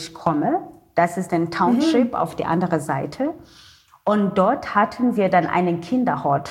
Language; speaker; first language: German; non-native, learner; Xhosa